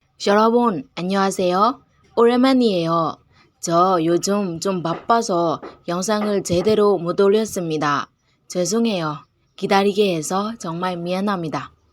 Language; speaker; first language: Korean; non-native, learner; Burmese